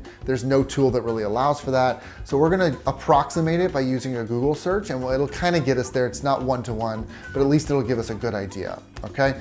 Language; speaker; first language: English; native; English